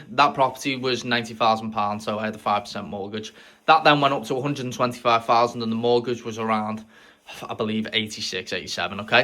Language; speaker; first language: English; native; English